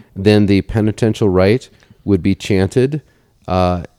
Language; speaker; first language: English; native; English